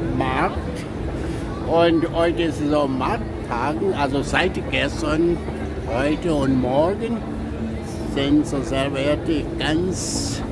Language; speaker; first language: German; non-native, learner; Portuguese